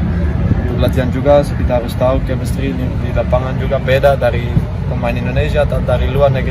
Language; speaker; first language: Indonesian; non-native, fluent; Dutch